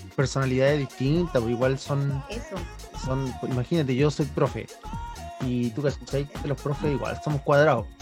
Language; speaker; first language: Spanish; native; Spanish